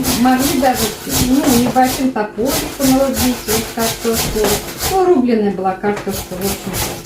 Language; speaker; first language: Russian; non-native, local second language; Bashkir